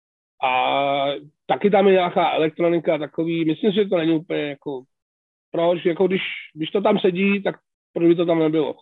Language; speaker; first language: Czech; native; Czech